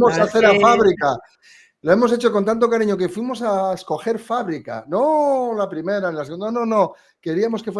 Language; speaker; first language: Spanish; native; Spanish